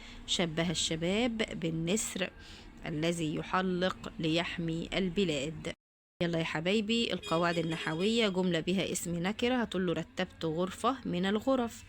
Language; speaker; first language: Arabic; native; Arabic